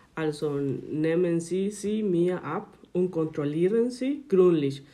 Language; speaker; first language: German; non-native, learner; Spanish